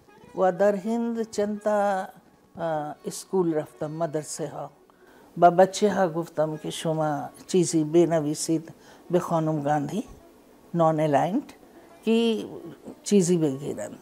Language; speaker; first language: Persian; non-native, fluent; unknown